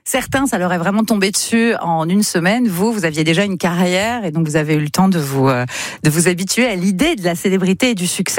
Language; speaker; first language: French; native; French